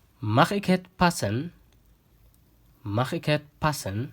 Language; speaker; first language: Dutch; non-native, fluent; Tigrinya